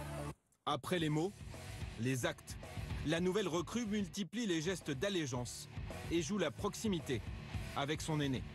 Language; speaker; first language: French; native; French